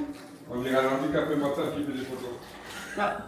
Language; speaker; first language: French; native; French